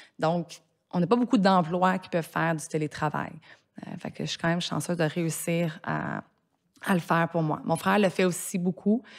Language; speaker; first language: French; native; French